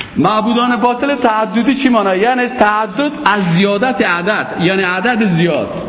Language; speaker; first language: Persian; native; Persian